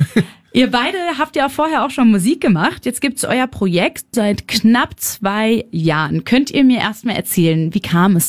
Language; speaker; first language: German; native; German